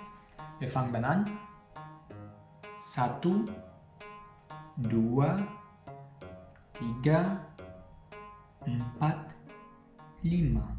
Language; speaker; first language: German; non-native, fluent; Indonesian